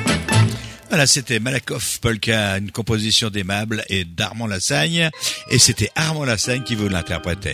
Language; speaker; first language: French; native; French